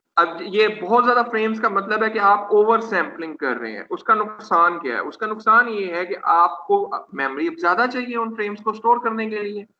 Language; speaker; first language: Urdu; non-native, local second language; Punjabi